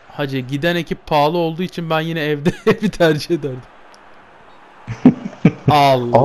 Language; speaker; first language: Turkish; native; Turkish